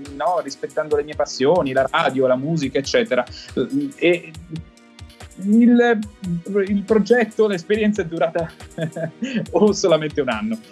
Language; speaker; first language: Italian; native; Italian